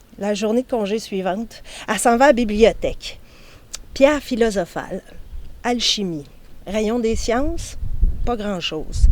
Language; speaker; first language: French; native; French